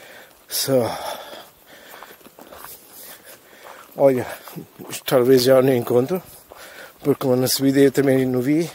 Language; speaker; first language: Portuguese; non-native, learner; German